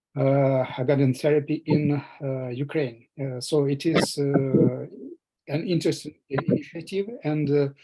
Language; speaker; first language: English; non-native, fluent; Russian